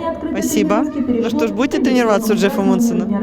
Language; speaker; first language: Russian; native; Russian